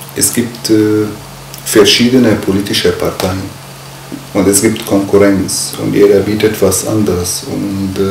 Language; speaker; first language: German; non-native, fluent; Arabic